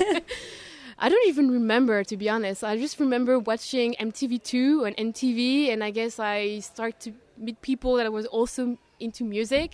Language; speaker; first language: English; non-native, fluent; French